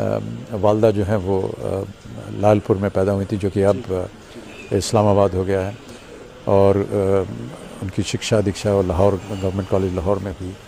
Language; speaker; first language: Hindi; native; Hindi